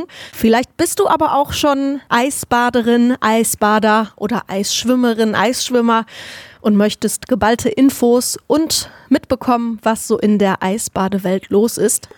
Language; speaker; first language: German; native; German